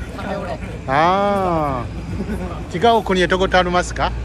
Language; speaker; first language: Japanese; non-native, learner; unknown